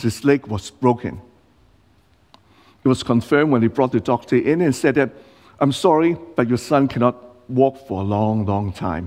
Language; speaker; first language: English; non-native, local second language; Cantonese